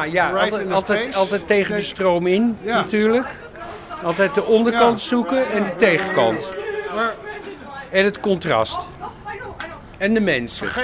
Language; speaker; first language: Dutch; native; Dutch